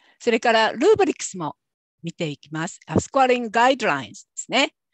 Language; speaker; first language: Japanese; native; Japanese